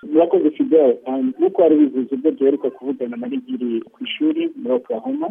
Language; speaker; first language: Kinyarwanda; early bilingual, heritage; Kinyarwanda